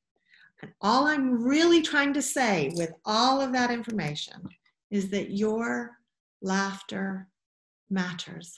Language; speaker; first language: English; native; English